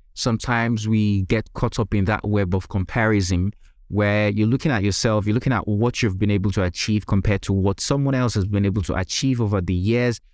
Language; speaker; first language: English; non-native, local second language; Yoruba